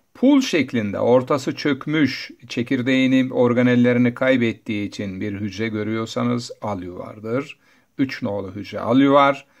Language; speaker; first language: Turkish; native; Turkish